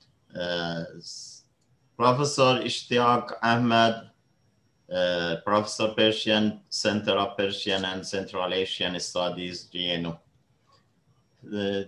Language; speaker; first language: English; non-native, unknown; Persian